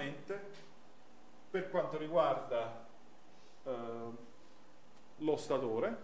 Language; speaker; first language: Italian; native; Italian